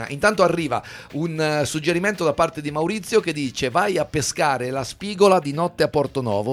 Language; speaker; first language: Italian; native; Italian